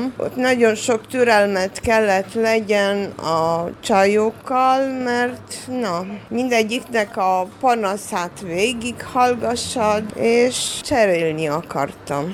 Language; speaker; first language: Hungarian; non-native, local second language; Romanian